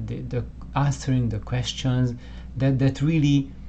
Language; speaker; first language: English; non-native, fluent; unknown